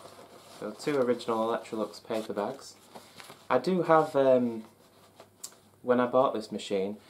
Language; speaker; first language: English; native; English